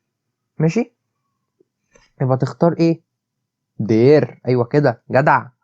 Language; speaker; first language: Arabic; native; Arabic